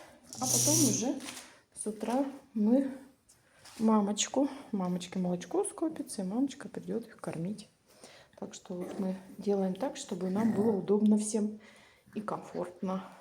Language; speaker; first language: Russian; native; Russian